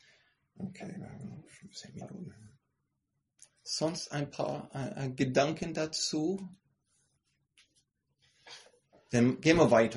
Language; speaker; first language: German; non-native, fluent; English